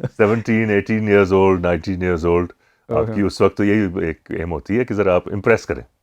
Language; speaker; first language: Urdu; native; Urdu